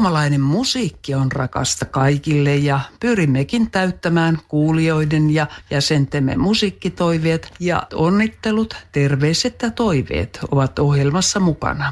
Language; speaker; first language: Finnish; native; Finnish